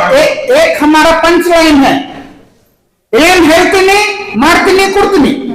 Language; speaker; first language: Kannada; non-native, learner; Hindi